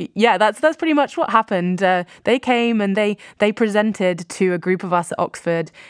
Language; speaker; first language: English; native; English